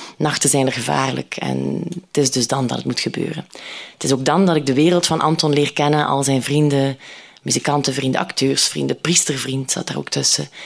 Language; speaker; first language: Dutch; native; Dutch